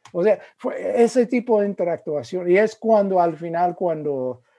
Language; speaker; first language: Spanish; non-native, fluent; English